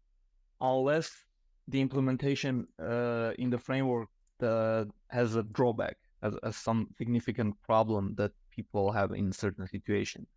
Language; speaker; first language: English; non-native, fluent; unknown